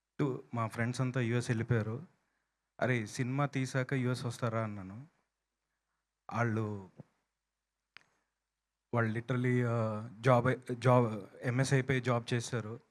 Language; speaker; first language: Telugu; native; Telugu